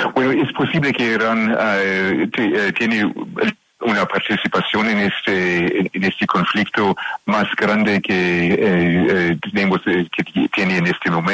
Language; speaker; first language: Spanish; non-native, learner; English